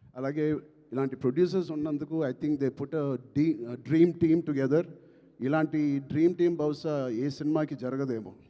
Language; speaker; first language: Telugu; native; Telugu